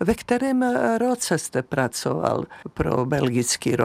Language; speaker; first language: Czech; native; Czech